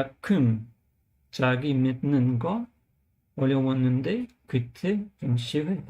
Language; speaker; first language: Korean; non-native, learner; English